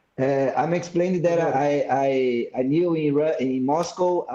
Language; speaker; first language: English; non-native, fluent; Portuguese